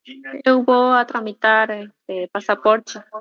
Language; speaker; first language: Portuguese; non-native, learner; Spanish